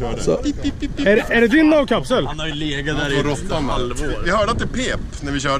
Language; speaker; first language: Swedish; native; Swedish